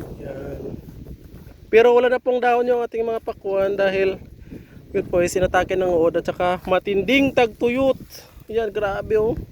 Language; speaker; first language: Filipino; native; Filipino